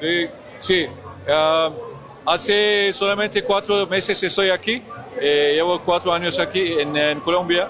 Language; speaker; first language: Spanish; non-native, learner; Turkish